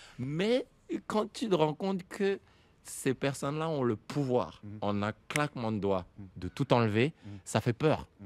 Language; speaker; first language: French; native; French